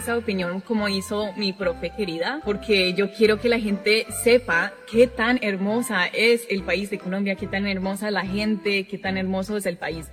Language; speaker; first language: Spanish; non-native, fluent; English